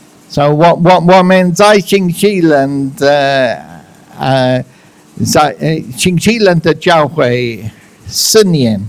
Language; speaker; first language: Chinese; non-native, learner; English